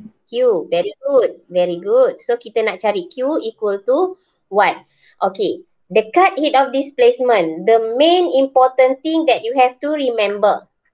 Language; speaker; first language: English; non-native, local second language; Malay